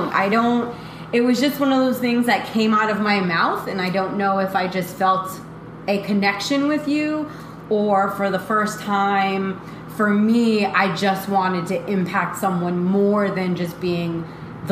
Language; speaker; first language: English; native; English